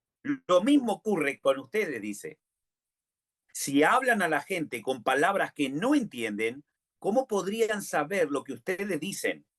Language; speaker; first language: Spanish; native; Spanish